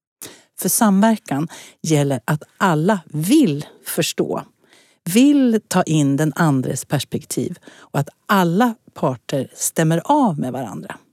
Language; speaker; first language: Swedish; native; Swedish